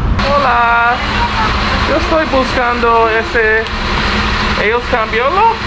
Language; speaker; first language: Spanish; non-native, learner; English